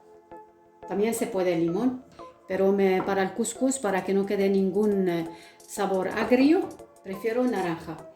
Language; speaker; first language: Spanish; non-native, fluent; Arabic